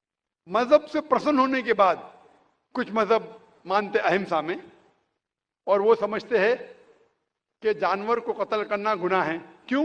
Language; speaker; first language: Hindi; native; Hindi